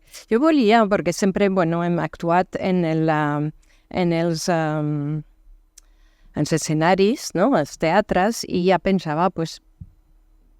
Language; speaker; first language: Catalan; non-native, fluent; French